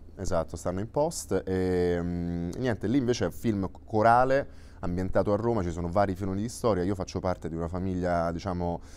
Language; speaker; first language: Italian; native; Italian